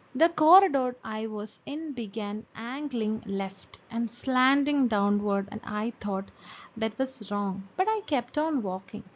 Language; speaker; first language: English; non-native, local second language; Malayalam